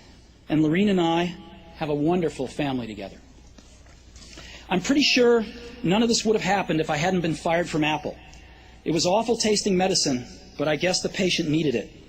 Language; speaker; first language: English; native; English